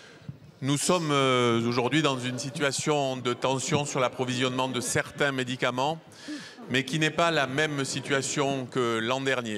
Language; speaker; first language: French; native; French